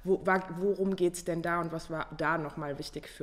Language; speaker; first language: German; native; German